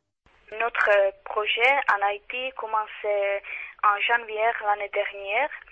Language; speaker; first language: French; non-native, learner; Czech